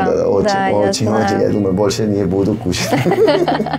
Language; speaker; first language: Russian; non-native, learner; Spanish